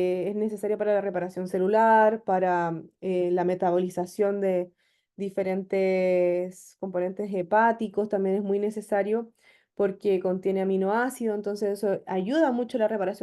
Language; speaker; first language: Spanish; native; Spanish